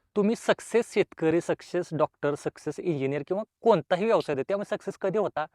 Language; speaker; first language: Marathi; native; Marathi